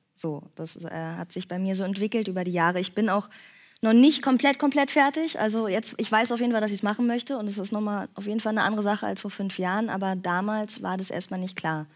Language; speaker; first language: German; native; German